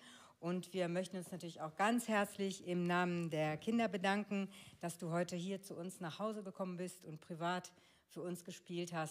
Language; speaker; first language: German; native; German